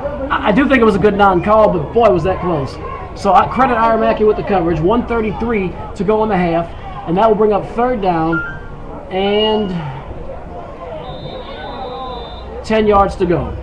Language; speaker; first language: English; native; English